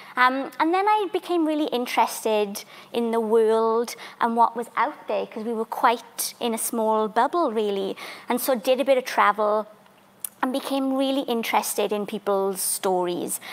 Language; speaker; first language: English; native; English